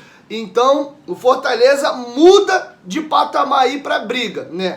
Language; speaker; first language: Portuguese; native; Portuguese